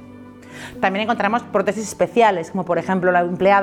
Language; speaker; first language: Spanish; native; Spanish